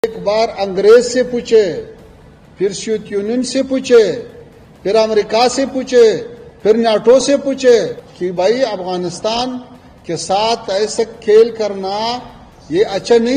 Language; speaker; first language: Hindi; non-native, fluent; Pashto